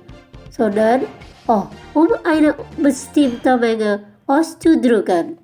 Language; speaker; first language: German; non-native, fluent; Indonesian